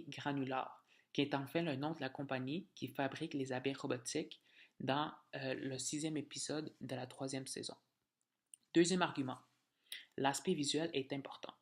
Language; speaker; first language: French; native; French